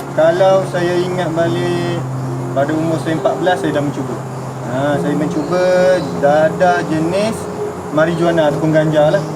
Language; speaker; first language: Malay; native; Malay